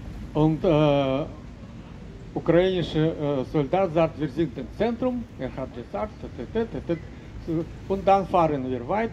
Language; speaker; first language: German; non-native, learner; Russian